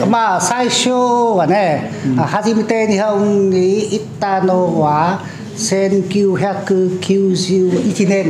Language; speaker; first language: Japanese; non-native, fluent; Vietnamese